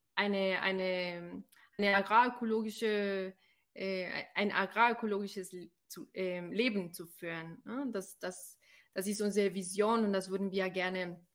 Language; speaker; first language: German; non-native, fluent; Spanish